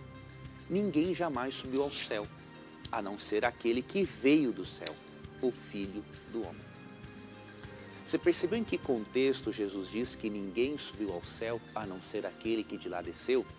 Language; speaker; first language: Portuguese; native; Portuguese